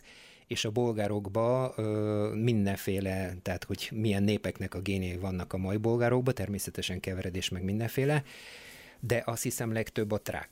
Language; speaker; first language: Hungarian; non-native, fluent; Bulgarian